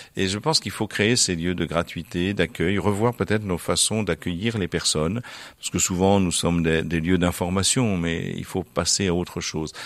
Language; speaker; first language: French; native; French